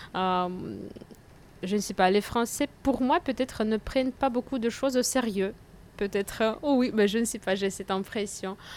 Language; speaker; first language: French; non-native, fluent; Russian